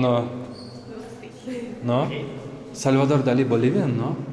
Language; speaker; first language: Spanish; non-native, learner; Russian